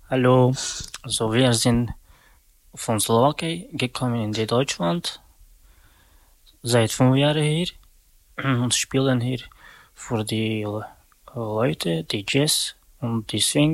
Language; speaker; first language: German; non-native, learner; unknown